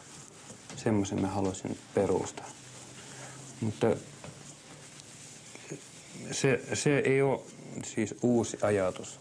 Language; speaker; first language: Finnish; non-native, fluent; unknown